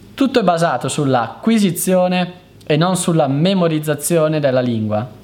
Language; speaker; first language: Italian; native; Italian